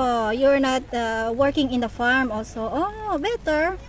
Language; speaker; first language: English; non-native, local second language; Filipino